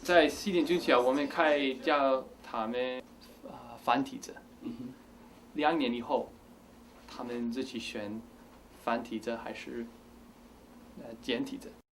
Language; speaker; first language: Chinese; non-native, fluent; English